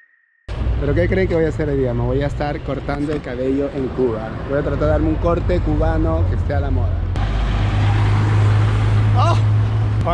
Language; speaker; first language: Spanish; native; Spanish